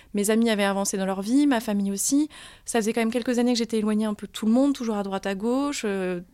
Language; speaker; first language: French; native; French